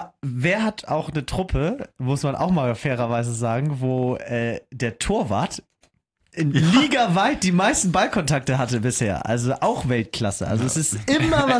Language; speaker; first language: German; native; German